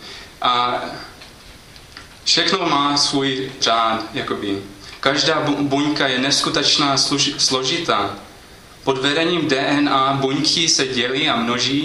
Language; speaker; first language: Czech; non-native, fluent; English